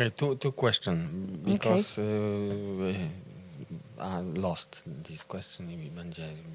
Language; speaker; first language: English; non-native, learner; Polish